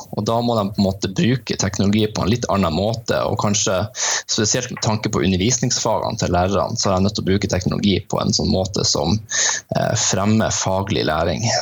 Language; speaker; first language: Norwegian; native; Norwegian